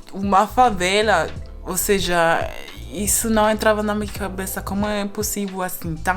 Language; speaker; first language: Portuguese; non-native, fluent; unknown